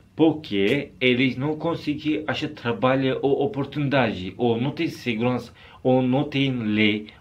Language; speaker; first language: Portuguese; non-native, fluent; Turkish